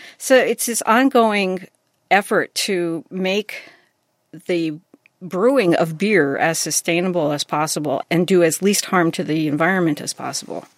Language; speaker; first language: English; native; English